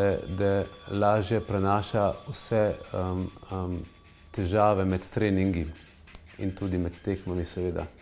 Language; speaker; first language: Slovenian; native; Slovenian